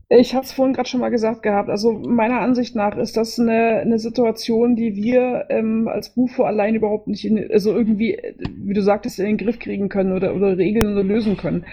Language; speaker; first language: German; native; German